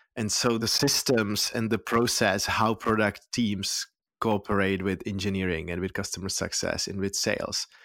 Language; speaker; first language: English; non-native, fluent; Czech